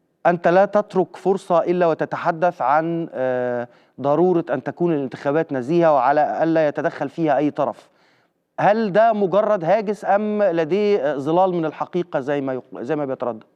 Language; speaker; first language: Arabic; native; Arabic